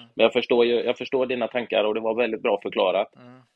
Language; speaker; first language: Swedish; native; Swedish